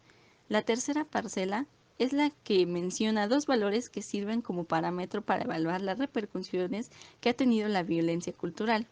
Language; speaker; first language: Spanish; native; Spanish